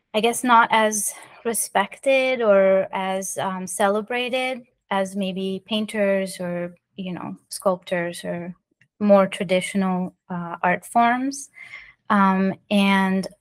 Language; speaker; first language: English; early bilingual, other home language; French